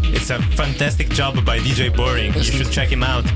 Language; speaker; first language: English; non-native, fluent; Italian